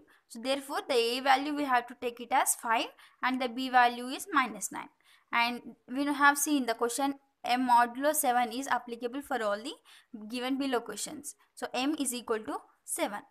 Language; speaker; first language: English; non-native, local second language; Telugu